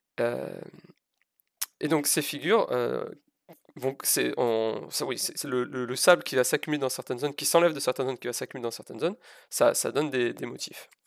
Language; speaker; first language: French; native; French